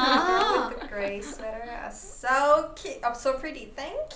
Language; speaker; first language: English; non-native, learner; Korean